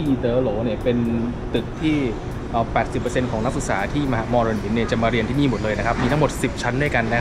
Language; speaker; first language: Thai; native; Thai